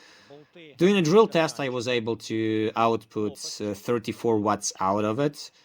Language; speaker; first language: English; non-native, fluent; Ukrainian